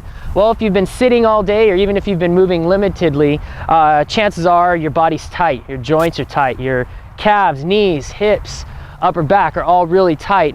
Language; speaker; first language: English; native; English